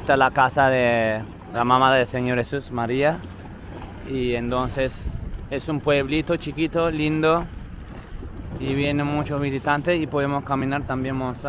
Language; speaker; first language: Spanish; non-native, learner; Turkish